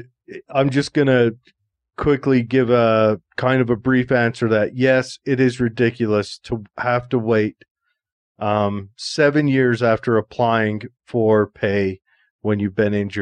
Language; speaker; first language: English; native; English